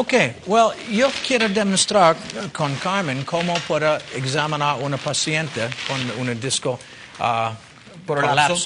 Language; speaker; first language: Spanish; non-native, learner; English